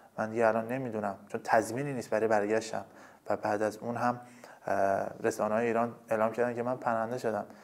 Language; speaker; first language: Persian; native; Persian